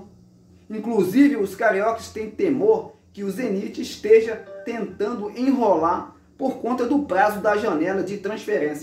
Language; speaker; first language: Portuguese; native; Portuguese